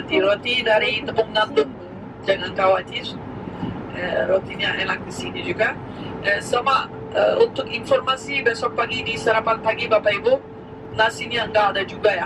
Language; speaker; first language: Indonesian; non-native, fluent; Turkish